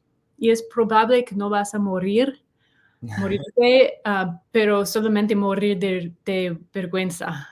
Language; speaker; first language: Spanish; non-native, learner; English